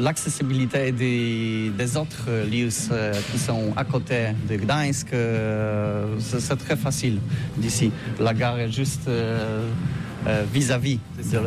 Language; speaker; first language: French; non-native, learner; Polish